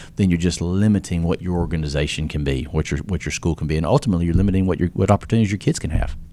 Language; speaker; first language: English; native; English